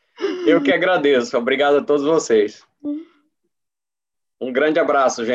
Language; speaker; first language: Portuguese; native; Portuguese